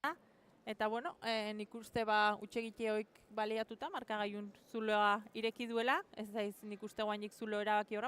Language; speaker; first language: Basque; native; Basque